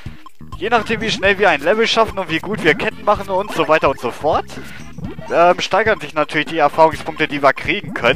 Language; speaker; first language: German; native; German